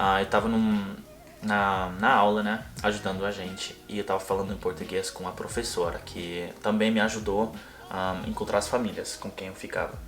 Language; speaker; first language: Portuguese; non-native, fluent; English